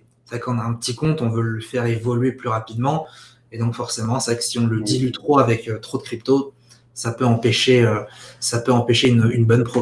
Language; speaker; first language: French; native; French